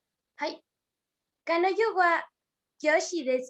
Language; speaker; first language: Japanese; non-native, learner; Spanish